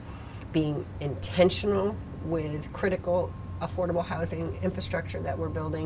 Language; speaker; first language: English; native; English